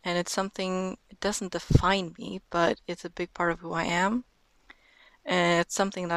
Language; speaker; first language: English; non-native, fluent; Norwegian